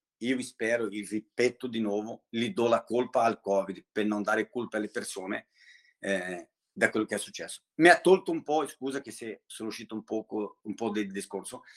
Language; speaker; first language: Italian; non-native, fluent; Portuguese